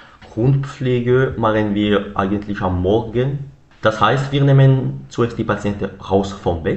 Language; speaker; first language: German; non-native, learner; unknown